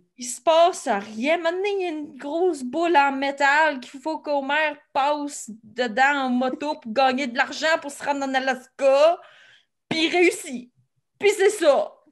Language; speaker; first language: French; native; French